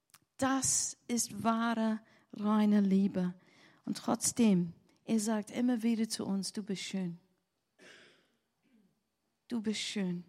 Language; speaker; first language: German; non-native, learner; English